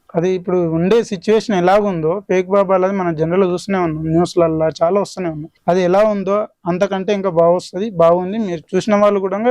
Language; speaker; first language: Telugu; native; Telugu